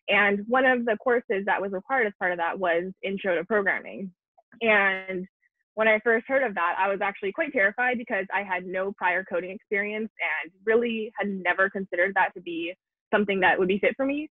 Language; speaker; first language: English; native; English